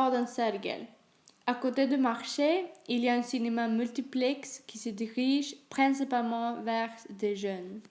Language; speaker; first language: French; non-native, learner; Swedish